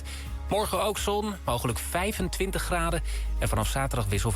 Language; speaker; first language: Dutch; native; Dutch